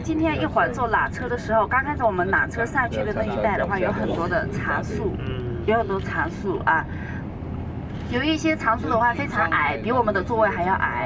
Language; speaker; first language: Chinese; native; Chinese